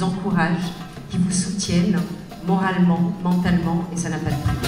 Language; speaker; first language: French; non-native, local second language; Arabic